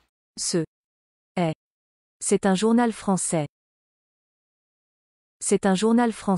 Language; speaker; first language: French; non-native, learner; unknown